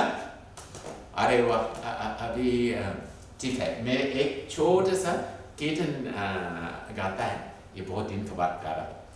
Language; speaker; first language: Hindi; non-native, fluent; English